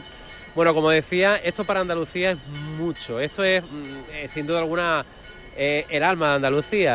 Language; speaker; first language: Spanish; native; Spanish